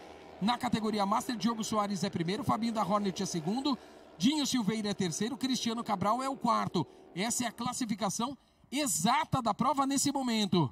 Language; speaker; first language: Portuguese; native; Portuguese